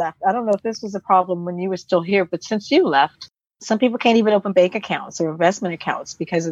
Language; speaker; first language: English; native; English